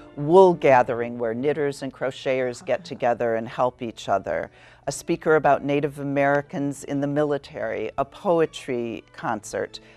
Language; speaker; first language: English; native; English